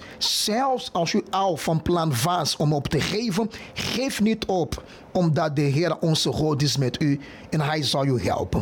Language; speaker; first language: Dutch; non-native, fluent; Portuguese